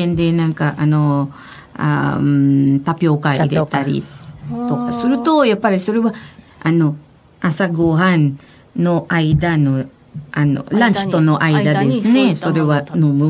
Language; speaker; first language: Japanese; non-native, fluent; Filipino